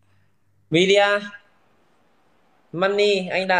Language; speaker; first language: English; non-native, learner; Vietnamese